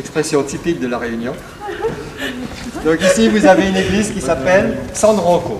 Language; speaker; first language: French; native; French